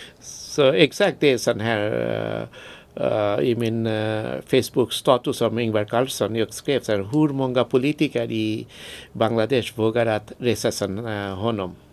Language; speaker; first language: Swedish; non-native, fluent; Bangla